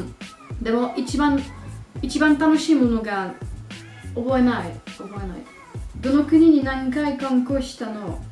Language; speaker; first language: Japanese; non-native, learner; French